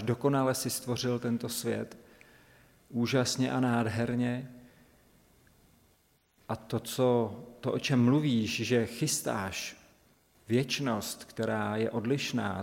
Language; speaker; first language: Czech; native; Czech